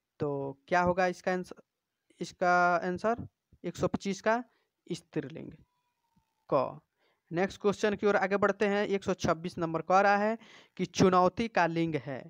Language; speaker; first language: Hindi; native; Hindi